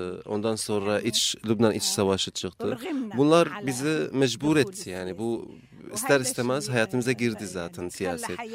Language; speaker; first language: Turkish; non-native, fluent; Arabic